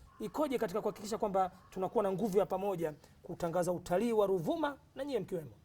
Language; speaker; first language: Swahili; native; Swahili